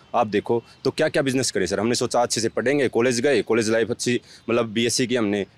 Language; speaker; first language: Hindi; native; Hindi